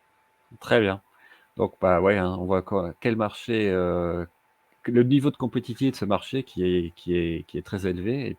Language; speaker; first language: French; native; French